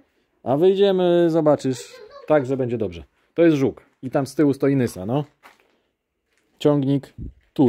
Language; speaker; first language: Polish; native; Polish